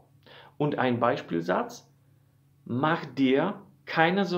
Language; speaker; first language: German; non-native, fluent; Polish